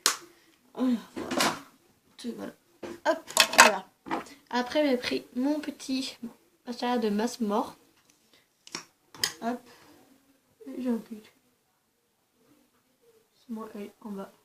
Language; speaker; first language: French; early bilingual, other home language; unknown